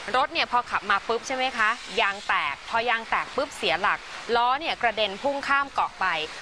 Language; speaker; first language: Thai; native; Thai